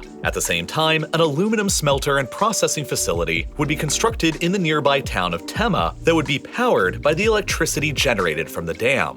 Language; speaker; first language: English; native; English